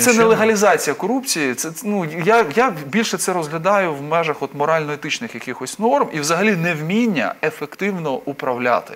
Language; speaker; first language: Ukrainian; native; Ukrainian